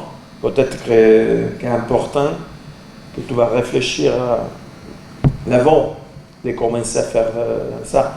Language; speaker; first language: French; non-native, learner; Portuguese